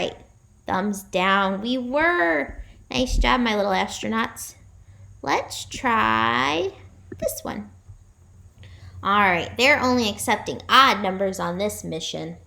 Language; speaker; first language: English; native; English